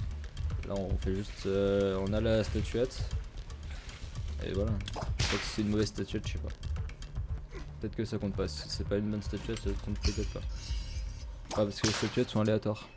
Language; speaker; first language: French; native; French